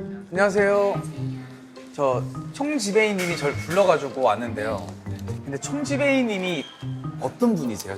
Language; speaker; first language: Korean; early bilingual, other home language; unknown